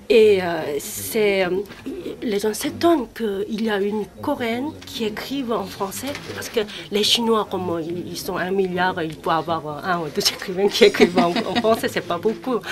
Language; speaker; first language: French; non-native, fluent; Korean